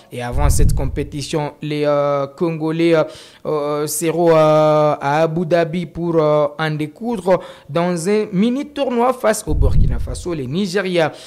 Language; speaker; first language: French; non-native, local second language; Swahili